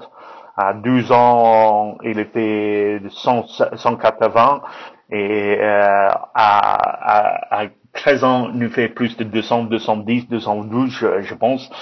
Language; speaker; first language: French; non-native, learner; English